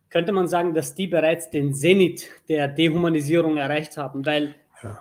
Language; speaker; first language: German; early bilingual, other home language; Turkish